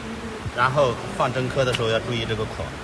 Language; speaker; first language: Chinese; native; Chinese